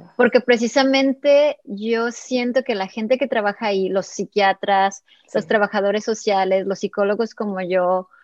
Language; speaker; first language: Spanish; native; Spanish